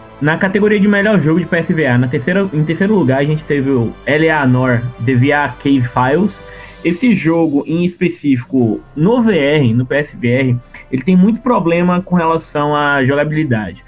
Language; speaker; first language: Portuguese; native; Portuguese